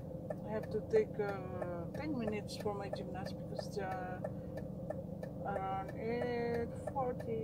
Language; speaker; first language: English; non-native, local second language; Filipino